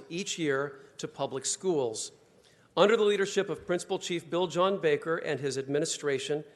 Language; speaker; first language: English; native; English